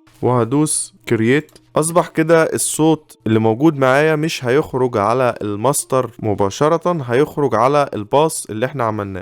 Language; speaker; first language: Arabic; native; Arabic